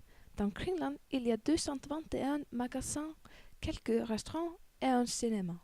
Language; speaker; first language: French; non-native, learner; Icelandic